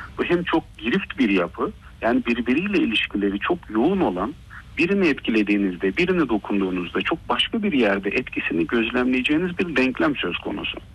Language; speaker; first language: Turkish; early bilingual, heritage; Turkish